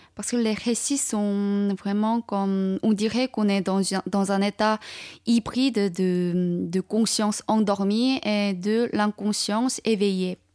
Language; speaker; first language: French; non-native, fluent; Chinese